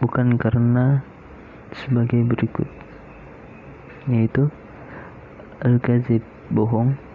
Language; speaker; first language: Indonesian; native; Indonesian